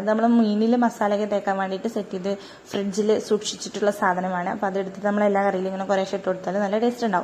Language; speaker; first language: Malayalam; native; Malayalam